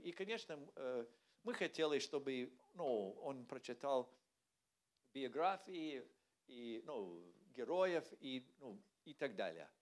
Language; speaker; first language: Russian; non-native, learner; English